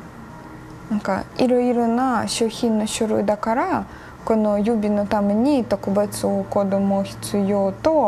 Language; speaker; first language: Japanese; non-native, learner; Ukrainian